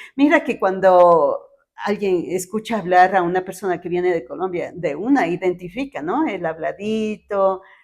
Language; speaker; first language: Spanish; native; Spanish